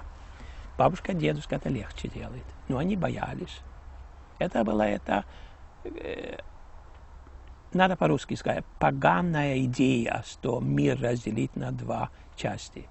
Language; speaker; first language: Russian; early bilingual, heritage; Russian